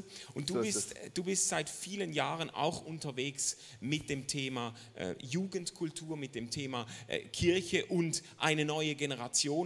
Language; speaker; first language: German; native; German